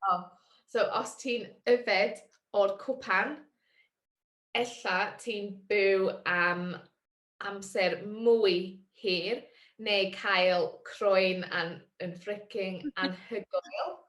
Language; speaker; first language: Welsh; non-native, learner; English